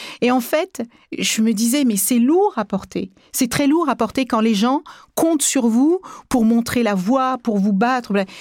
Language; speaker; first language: French; early bilingual, other home language; Kabuverdianu